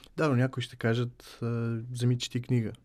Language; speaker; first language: Bulgarian; native; Bulgarian